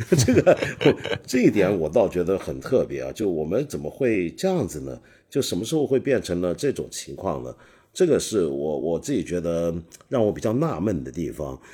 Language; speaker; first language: Chinese; non-native, local second language; Cantonese